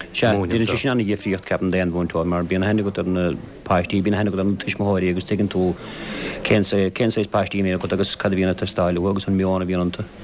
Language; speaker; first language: Irish; native; Irish